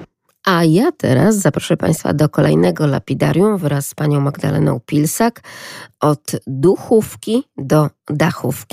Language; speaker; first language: Polish; native; Polish